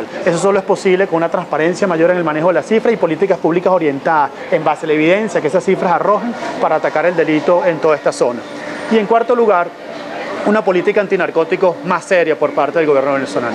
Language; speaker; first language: Spanish; native; Spanish